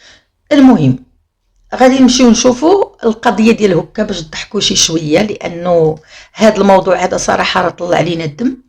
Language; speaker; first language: Arabic; native; Arabic